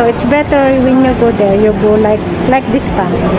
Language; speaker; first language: English; non-native, local second language; Filipino